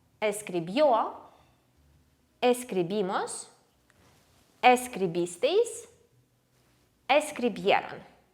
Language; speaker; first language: Spanish; non-native, fluent; Ukrainian